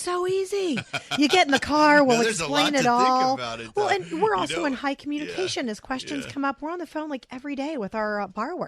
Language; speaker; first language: English; native; English